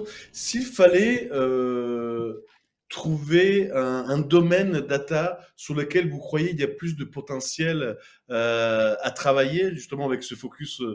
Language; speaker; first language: French; native; French